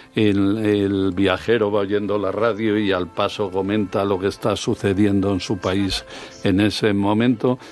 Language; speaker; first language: Spanish; native; Spanish